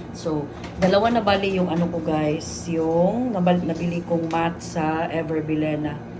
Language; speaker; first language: Filipino; non-native, local second language; Cebuano